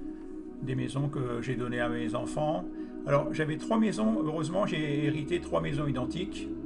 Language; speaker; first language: French; native; French